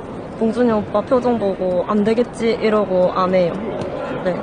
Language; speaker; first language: Korean; native; Korean